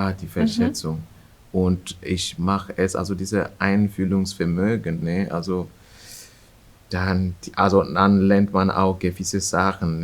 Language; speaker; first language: German; non-native, fluent; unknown